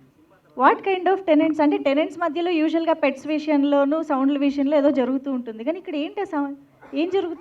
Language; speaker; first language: Telugu; native; Telugu